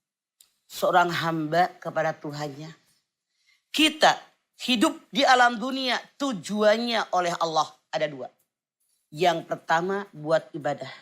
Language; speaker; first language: Indonesian; native; Indonesian